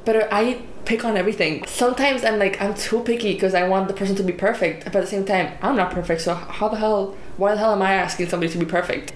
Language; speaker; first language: English; non-native, local second language; Spanish